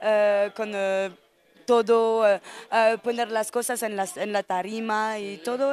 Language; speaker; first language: Spanish; non-native, learner; French